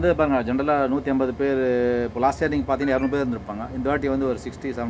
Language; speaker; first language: Tamil; native; Tamil